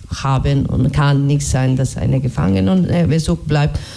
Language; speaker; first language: German; non-native, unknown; Basque